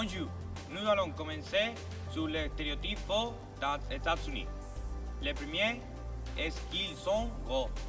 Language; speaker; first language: French; non-native, learner; Spanish